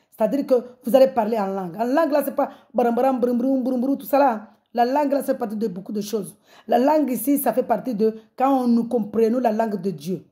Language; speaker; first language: French; non-native, local second language; Comorian